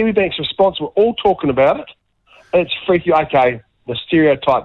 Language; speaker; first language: English; native; English